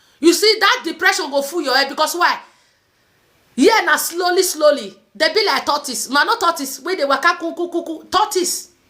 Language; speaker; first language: Nigerian Pidgin; native; Nigerian Pidgin